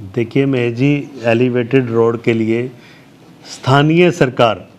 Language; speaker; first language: Hindi; native; Hindi